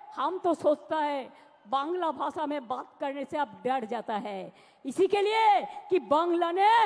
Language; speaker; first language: Hindi; non-native, local second language; Bangla